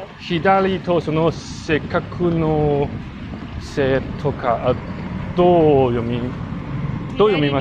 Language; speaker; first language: Japanese; non-native, learner; English